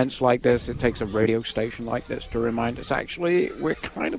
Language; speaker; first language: English; native; English